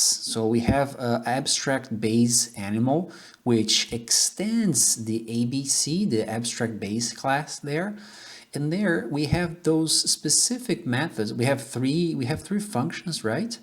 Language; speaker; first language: English; non-native, fluent; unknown